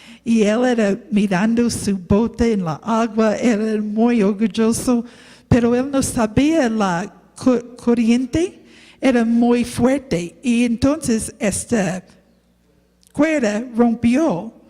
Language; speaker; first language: Spanish; non-native, learner; English